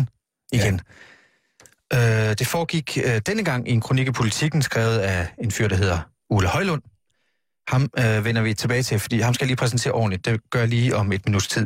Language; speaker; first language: Danish; native; Danish